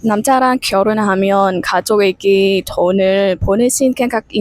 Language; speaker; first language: Korean; non-native, learner; Lao